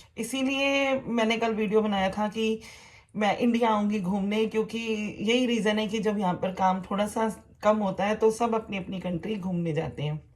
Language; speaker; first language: Hindi; native; Hindi